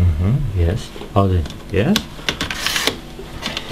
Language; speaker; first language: English; non-native, learner; Russian